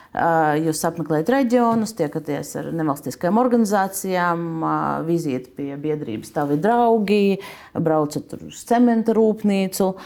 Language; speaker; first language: Latvian; non-native, local second language; Russian